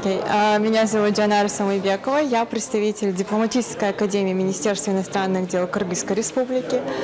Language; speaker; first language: Russian; non-native, fluent; Kyrgyz